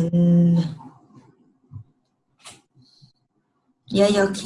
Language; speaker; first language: English; non-native, learner; Vietnamese